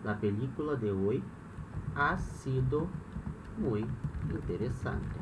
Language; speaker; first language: Spanish; non-native, fluent; Portuguese